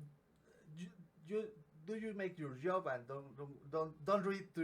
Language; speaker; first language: English; non-native, learner; Spanish